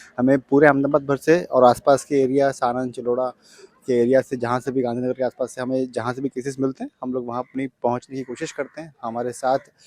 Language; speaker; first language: Hindi; non-native, local second language; Gujarati